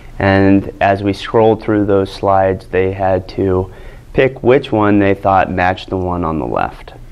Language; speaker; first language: English; native; English